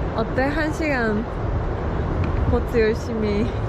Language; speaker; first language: Korean; non-native, fluent; Japanese